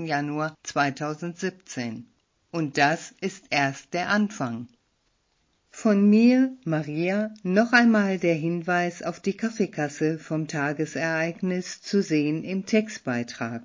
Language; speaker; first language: German; native; German